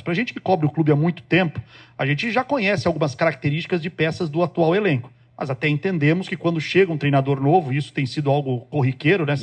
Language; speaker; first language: Portuguese; native; Portuguese